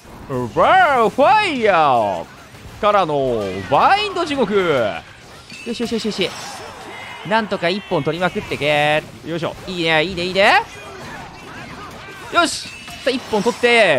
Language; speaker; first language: Japanese; native; Japanese